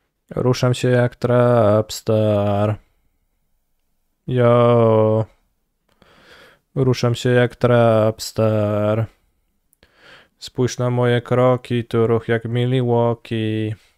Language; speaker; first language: Polish; native; Polish